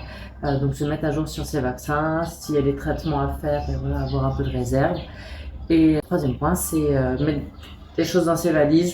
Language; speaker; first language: French; native; French